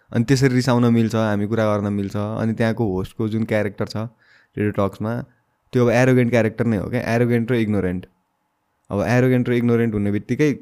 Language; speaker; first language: Nepali; non-native, local second language; Bhojpuri